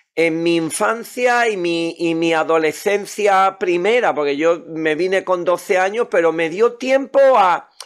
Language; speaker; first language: Spanish; native; Spanish